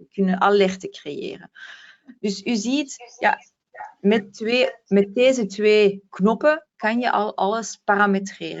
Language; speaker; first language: Dutch; native; Dutch